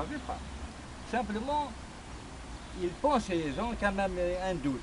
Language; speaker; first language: French; non-native, local second language; Kabyle